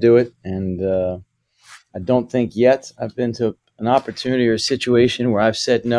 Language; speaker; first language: English; native; English